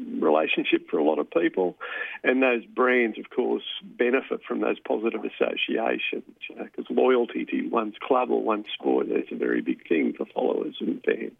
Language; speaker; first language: English; native; English